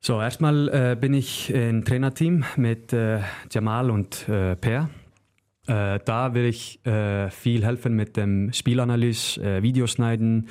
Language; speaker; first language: German; non-native, fluent; Icelandic